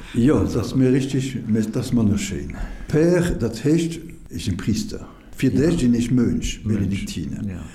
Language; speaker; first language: Luxembourgish; non-native, fluent; French